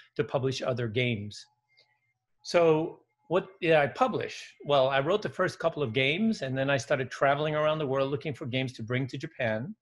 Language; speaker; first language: English; early bilingual, other home language; Dutch